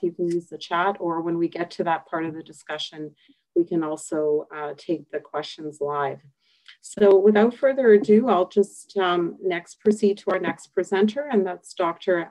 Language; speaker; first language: English; native; English